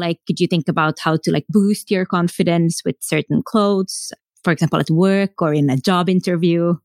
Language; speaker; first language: English; non-native, fluent; Finnish